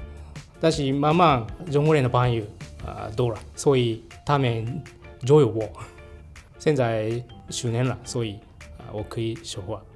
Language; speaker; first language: Chinese; non-native, learner; Japanese